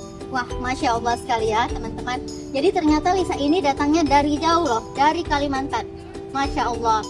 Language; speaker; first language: Indonesian; native; Indonesian